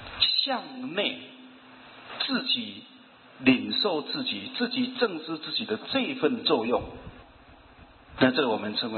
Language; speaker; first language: Chinese; native; Chinese